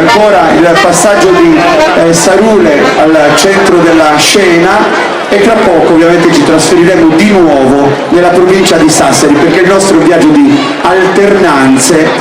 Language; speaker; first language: Italian; native; Italian